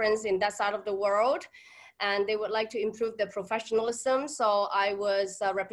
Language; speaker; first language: English; non-native, local second language; Cantonese